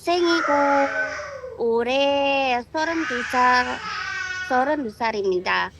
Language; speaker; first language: Korean; non-native, learner; Indonesian